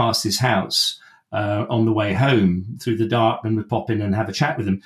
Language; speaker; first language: English; native; English